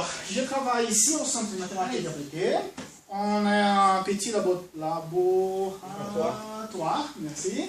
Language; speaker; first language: French; non-native, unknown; Portuguese